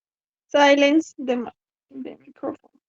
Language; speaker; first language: English; non-native, learner; Spanish